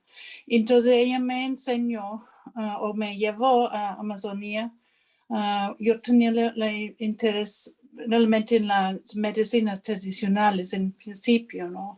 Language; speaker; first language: Spanish; non-native, fluent; English